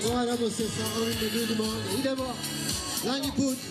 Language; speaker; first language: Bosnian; non-native, fluent; Swahili